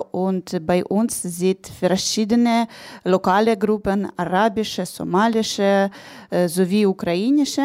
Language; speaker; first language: German; non-native, learner; Ukrainian